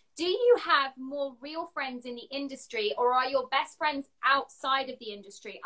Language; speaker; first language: English; native; English